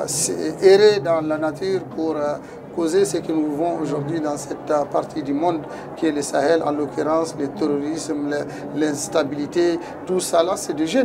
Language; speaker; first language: French; non-native, local second language; Tamasheq